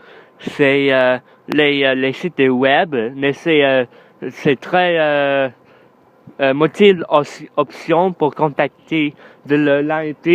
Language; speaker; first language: French; non-native, learner; English